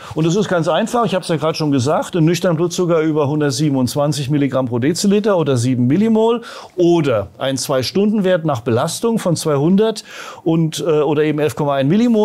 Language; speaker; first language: German; native; German